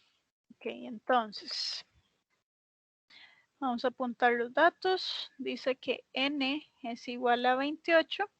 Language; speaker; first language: Spanish; native; Spanish